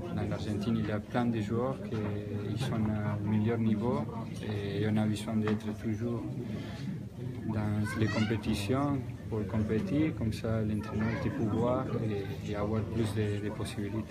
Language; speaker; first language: French; non-native, fluent; Spanish